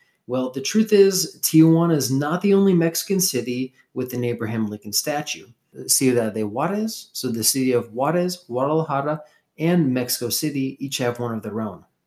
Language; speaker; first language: English; native; English